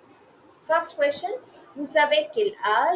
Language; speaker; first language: French; non-native, fluent; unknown